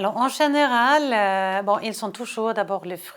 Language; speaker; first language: French; non-native, learner; Swedish